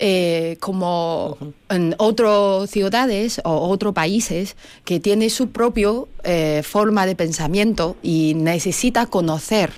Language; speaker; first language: Spanish; non-native, learner; Chinese